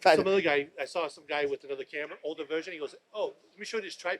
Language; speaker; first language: English; native; English